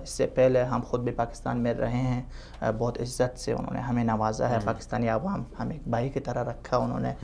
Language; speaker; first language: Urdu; non-native, fluent; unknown